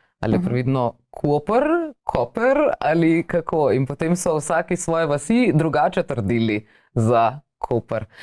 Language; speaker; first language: Slovenian; native; Slovenian